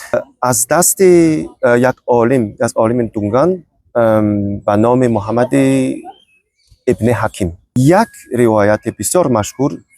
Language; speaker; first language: Persian; non-native, fluent; Chinese